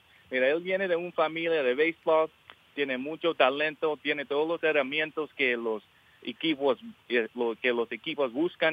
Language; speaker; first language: Spanish; early bilingual, heritage; English